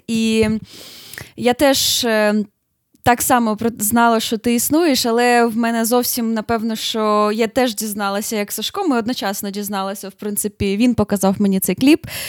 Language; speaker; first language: Ukrainian; native; Ukrainian